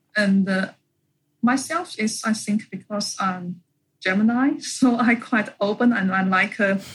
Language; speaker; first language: English; non-native, fluent; Chinese